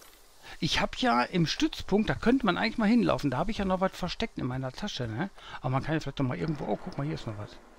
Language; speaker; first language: German; native; German